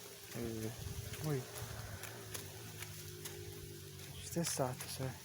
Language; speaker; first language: French; non-native, learner; Portuguese